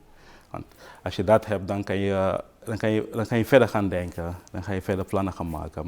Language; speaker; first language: Dutch; non-native, fluent; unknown